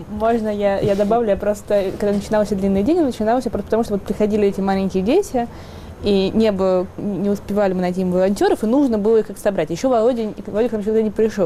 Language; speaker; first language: Russian; native; Russian